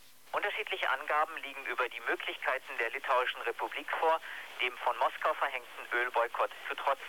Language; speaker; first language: German; native; German